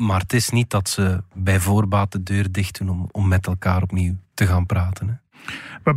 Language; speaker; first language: Dutch; native; Dutch